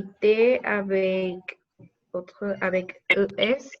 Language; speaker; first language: French; non-native, learner; Spanish